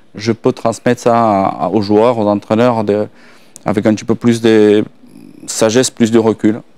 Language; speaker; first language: French; non-native, fluent; Slovak